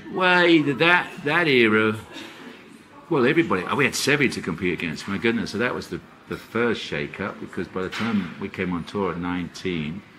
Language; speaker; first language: English; native; English